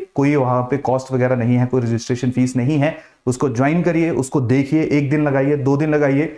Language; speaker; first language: Hindi; native; Hindi